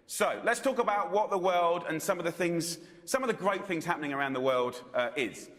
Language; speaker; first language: English; native; English